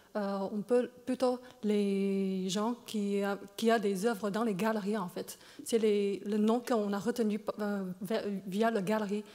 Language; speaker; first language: French; non-native, fluent; Chinese